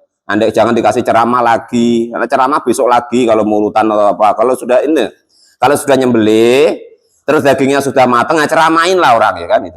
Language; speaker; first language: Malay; non-native, local second language; Javanese